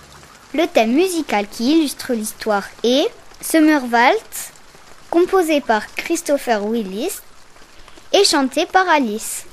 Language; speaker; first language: French; native; French